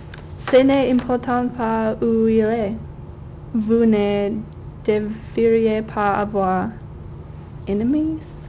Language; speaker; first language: French; non-native, learner; English